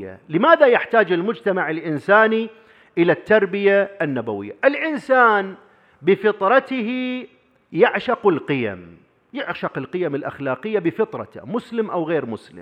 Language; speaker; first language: Arabic; native; Arabic